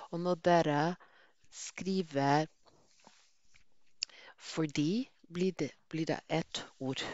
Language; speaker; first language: Norwegian; non-native, fluent; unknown